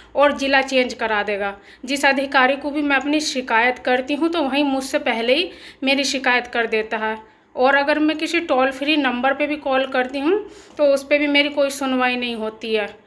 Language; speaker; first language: Hindi; native; Hindi